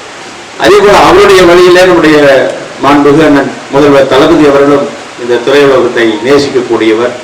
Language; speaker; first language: Tamil; native; Tamil